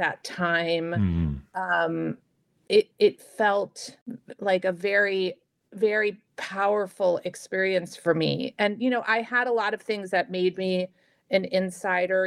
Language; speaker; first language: English; native; English